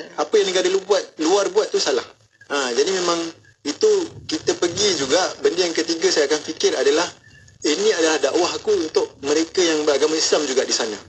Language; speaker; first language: Malay; native; Malay